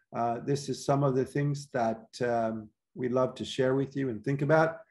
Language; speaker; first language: English; native; English